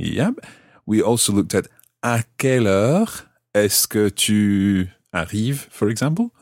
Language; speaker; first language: French; non-native, fluent; English